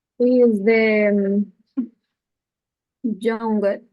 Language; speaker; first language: English; non-native, learner; Spanish